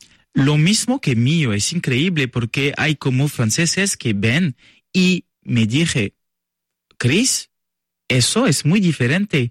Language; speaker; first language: Spanish; non-native, learner; French